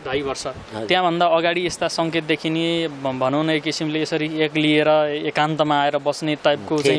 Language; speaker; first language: Nepali; native; Nepali